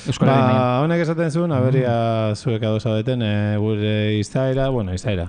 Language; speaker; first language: Basque; native; Basque